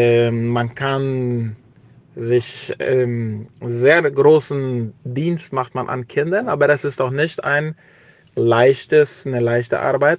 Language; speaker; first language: German; early bilingual, heritage; German